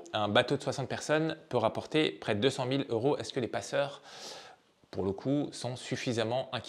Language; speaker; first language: French; native; French